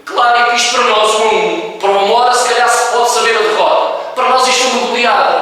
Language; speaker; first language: Portuguese; native; Portuguese